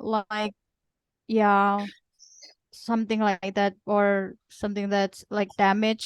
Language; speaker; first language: English; non-native, fluent; Indonesian